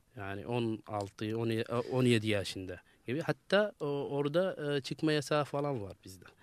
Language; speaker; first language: Turkish; non-native, fluent; Arabic